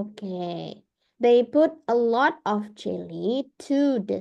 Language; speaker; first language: English; non-native, fluent; Indonesian